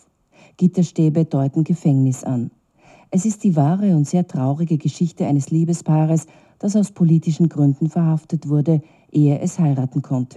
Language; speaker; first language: German; native; German